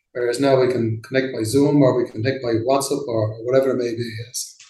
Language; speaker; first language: English; native; English